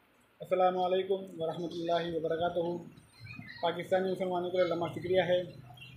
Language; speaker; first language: Urdu; native; Urdu